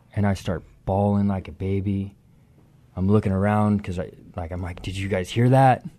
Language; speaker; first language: English; native; English